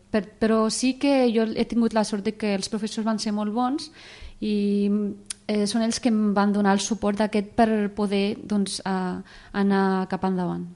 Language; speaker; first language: Catalan; early bilingual, other home language; Arabic